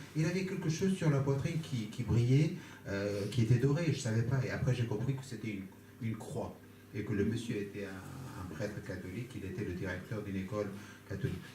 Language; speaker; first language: French; non-native, fluent; Kurdish